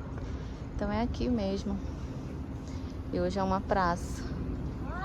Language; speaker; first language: Portuguese; native; Portuguese